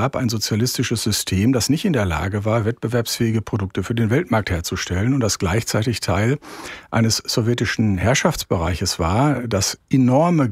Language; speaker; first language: German; native; German